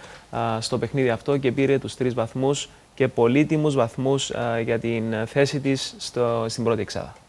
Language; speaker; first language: Greek; native; Greek